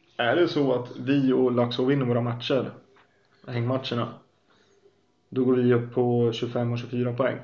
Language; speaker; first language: Swedish; native; Swedish